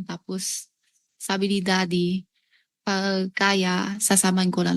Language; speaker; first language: Filipino; non-native, learner; Chinese